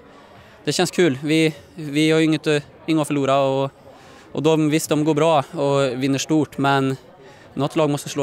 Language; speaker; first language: Swedish; native; Swedish